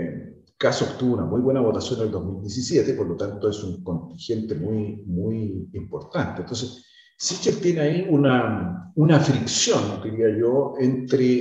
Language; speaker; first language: Spanish; native; Spanish